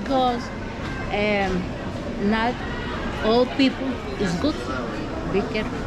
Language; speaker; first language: English; non-native, learner; Spanish